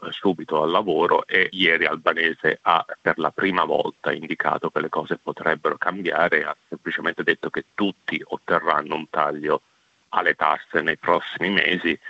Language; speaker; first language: Italian; native; Italian